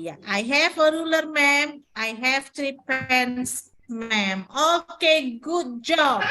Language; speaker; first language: English; non-native, learner; Indonesian